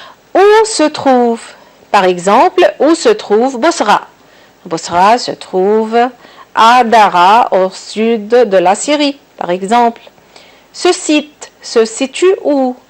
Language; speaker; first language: French; non-native, local second language; Arabic